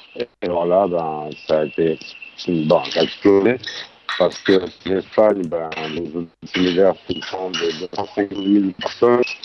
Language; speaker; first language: French; non-native, fluent; Spanish